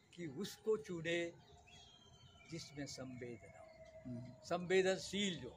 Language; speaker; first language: Hindi; native; Hindi